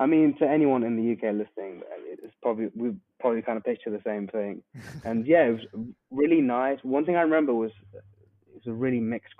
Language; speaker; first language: English; native; English